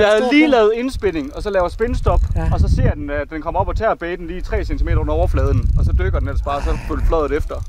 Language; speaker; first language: Danish; native; Danish